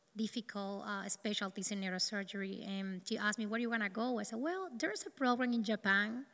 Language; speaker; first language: English; non-native, learner; Spanish